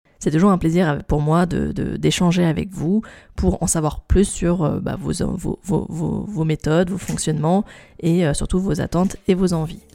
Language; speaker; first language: French; native; French